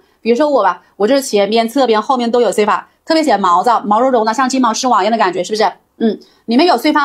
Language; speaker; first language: Chinese; native; Chinese